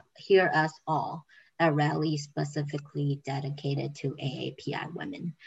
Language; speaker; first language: English; non-native, fluent; Chinese